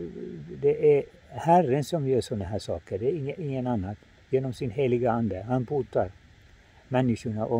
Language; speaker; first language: Swedish; non-native, fluent; Finnish